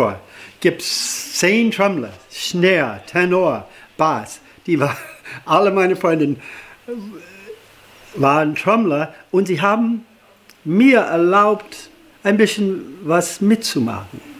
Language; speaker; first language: German; non-native, fluent; English